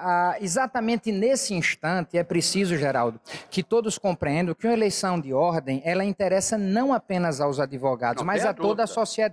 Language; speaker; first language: Portuguese; native; Portuguese